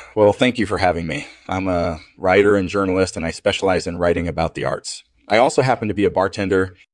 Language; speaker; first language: English; native; English